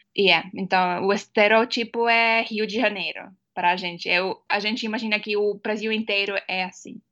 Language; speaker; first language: Portuguese; non-native, fluent; Estonian